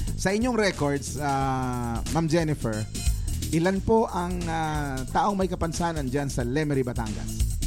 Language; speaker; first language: Filipino; native; Filipino